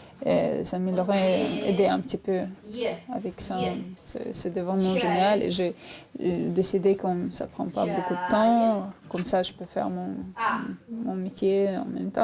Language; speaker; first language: French; non-native, fluent; Chechen